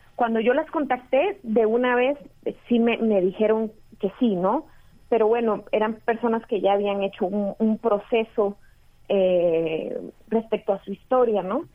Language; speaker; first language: Spanish; native; Spanish